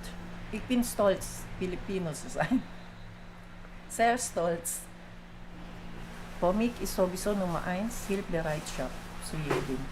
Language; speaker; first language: German; non-native, learner; Filipino